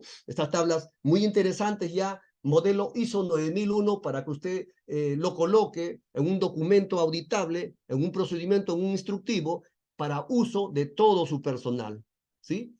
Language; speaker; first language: Spanish; native; Spanish